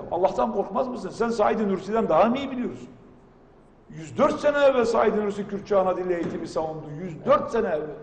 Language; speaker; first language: Turkish; non-native, local second language; Kurdish